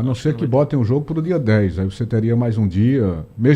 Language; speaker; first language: Portuguese; native; Portuguese